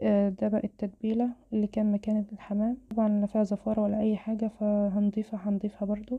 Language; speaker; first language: Arabic; native; Arabic